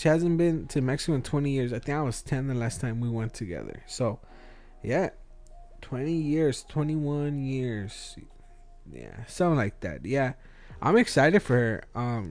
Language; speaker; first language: English; early bilingual, other home language; Spanish